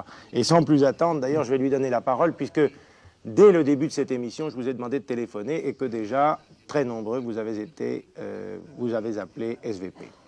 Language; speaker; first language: French; native; French